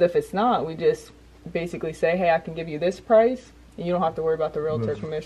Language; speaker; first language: English; native; English